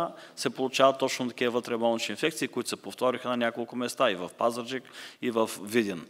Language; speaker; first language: Bulgarian; native; Bulgarian